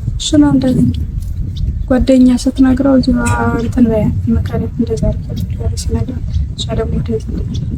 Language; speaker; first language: Amharic; native; Amharic